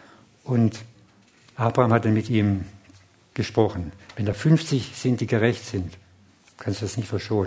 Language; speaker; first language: German; non-native, fluent; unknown